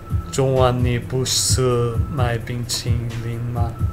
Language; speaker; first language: Chinese; non-native, learner; English